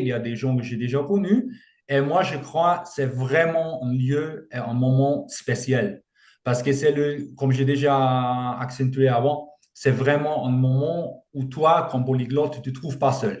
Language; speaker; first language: French; non-native, fluent; German